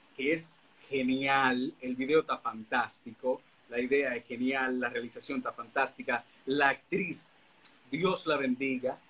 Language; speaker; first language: Spanish; native; Spanish